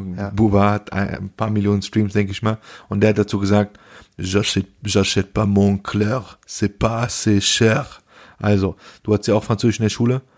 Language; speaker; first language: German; early bilingual, other home language; Turkish